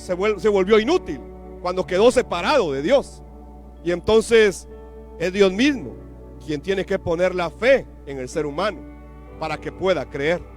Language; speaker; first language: Spanish; native; Spanish